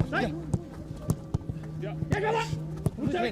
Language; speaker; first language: German; non-native, learner; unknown